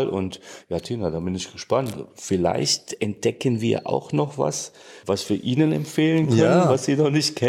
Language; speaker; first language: German; native; German